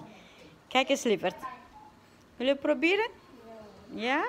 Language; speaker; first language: Dutch; non-native, learner; Indonesian